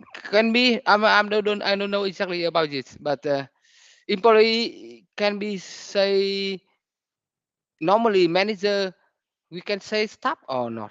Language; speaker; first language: English; non-native, learner; Vietnamese